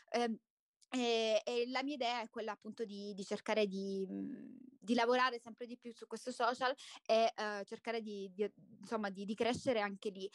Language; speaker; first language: Italian; native; Italian